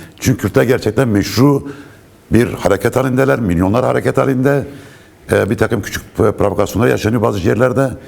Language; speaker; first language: Turkish; non-native, local second language; Kurdish